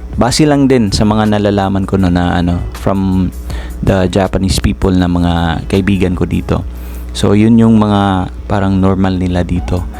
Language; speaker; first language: Filipino; native; Filipino